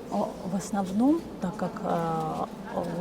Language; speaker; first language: Russian; native; Russian